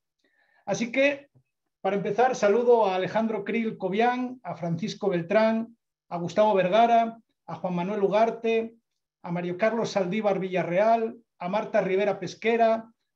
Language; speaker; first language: Spanish; native; Spanish